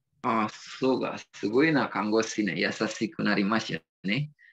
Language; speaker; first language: Japanese; non-native, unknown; Balinese